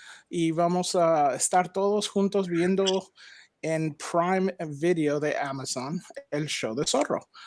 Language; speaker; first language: Spanish; non-native, learner; English